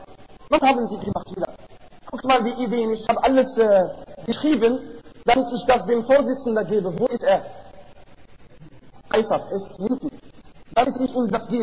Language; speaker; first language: German; non-native, fluent; Arabic